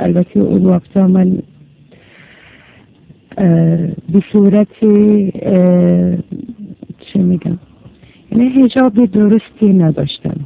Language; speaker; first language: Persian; non-native, learner; Arabic